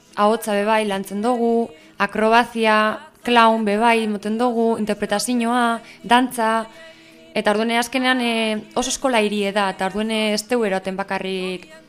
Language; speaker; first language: Basque; native; Basque